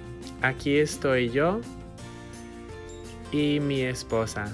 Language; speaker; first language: Spanish; non-native, fluent; English